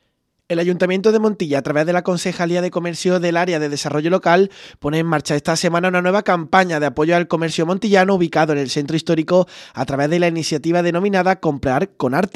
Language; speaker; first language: Spanish; native; Spanish